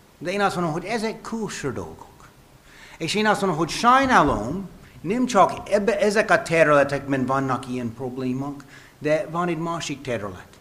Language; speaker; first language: Hungarian; non-native, fluent; English